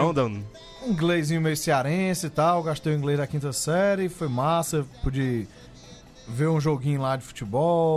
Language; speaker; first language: Portuguese; native; Portuguese